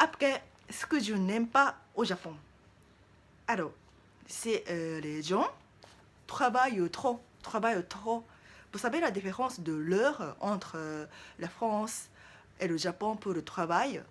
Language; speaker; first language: French; non-native, learner; Japanese